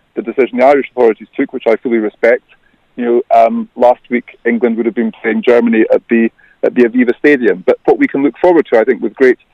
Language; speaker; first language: English; native; English